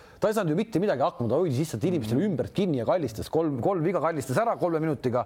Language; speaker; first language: Estonian; native; Estonian